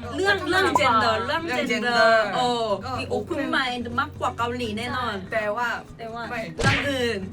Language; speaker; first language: Thai; non-native, fluent; Korean